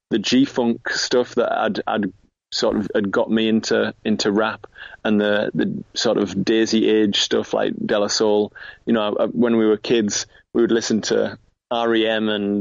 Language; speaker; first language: English; native; English